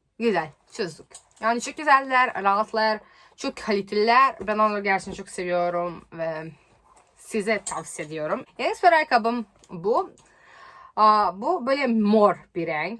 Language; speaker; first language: Turkish; non-native, learner; Serbian